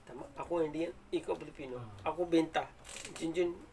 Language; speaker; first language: Filipino; non-native, learner; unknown